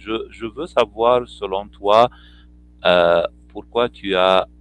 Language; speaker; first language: French; non-native, fluent; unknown